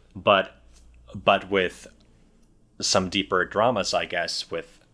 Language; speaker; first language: English; non-native, fluent; Finnish